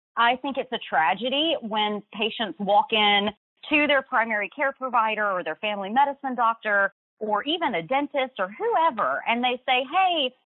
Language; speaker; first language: English; native; English